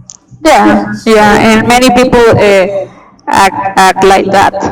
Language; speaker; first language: English; non-native, fluent; Spanish